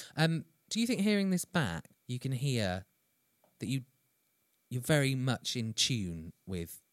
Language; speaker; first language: English; non-native, fluent; Swedish